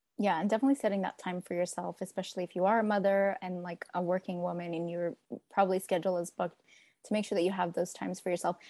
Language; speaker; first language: English; native; English